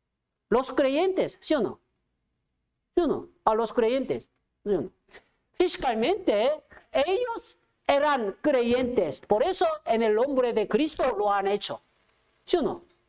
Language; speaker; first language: Spanish; non-native, fluent; Korean